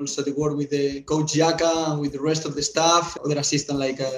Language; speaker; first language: English; non-native, fluent; Spanish